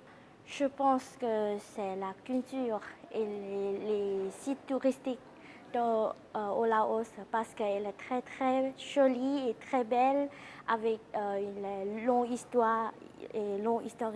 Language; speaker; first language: French; non-native, learner; Lao